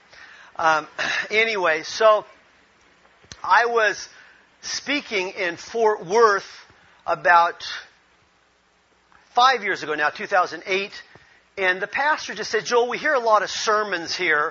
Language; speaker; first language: English; native; English